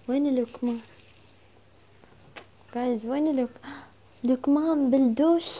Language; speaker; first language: Arabic; non-native, learner; Turkish